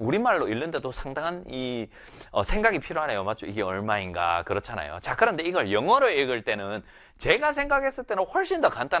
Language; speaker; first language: Korean; native; Korean